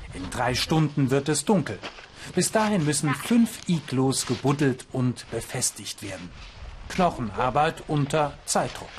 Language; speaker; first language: German; native; German